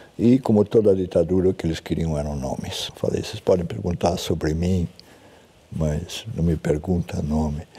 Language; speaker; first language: Portuguese; early bilingual, other home language; German